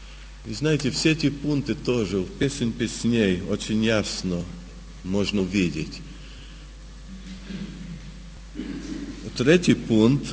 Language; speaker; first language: Russian; early bilingual, heritage; Russian